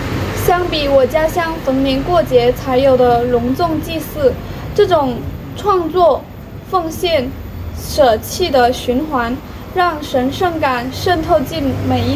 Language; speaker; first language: Chinese; native; Chinese